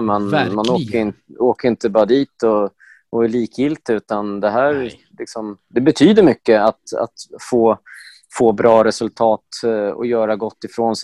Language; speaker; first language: Swedish; native; Swedish